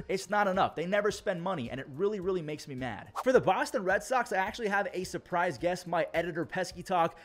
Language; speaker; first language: English; native; English